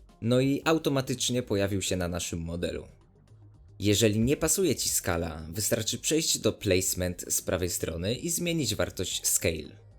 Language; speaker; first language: Polish; native; Polish